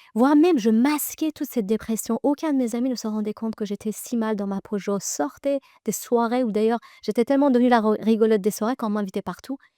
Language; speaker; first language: French; early bilingual, other home language; Persian